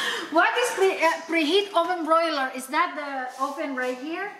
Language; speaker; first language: English; non-native, fluent; Indonesian